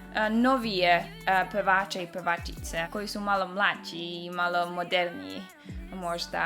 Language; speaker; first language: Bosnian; early bilingual, heritage; Dutch